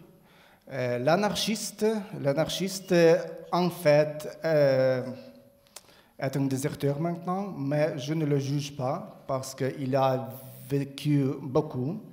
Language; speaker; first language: French; non-native, learner; Ukrainian